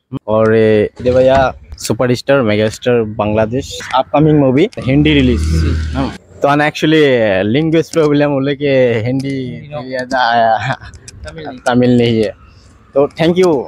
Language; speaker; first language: Hindi; non-native, learner; Bangla